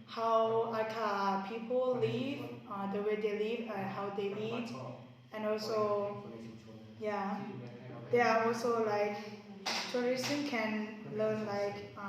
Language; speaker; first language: English; non-native, learner; Thai